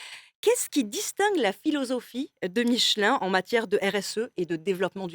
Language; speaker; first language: French; native; French